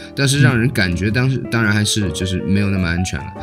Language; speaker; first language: Chinese; native; Chinese